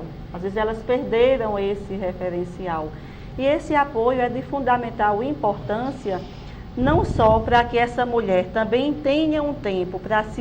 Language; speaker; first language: Portuguese; native; Portuguese